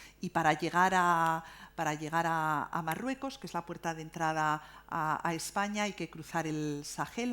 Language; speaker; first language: Spanish; native; Spanish